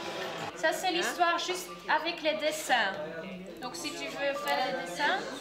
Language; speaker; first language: French; non-native, fluent; Dutch